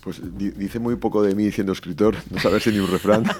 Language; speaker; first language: Spanish; native; Spanish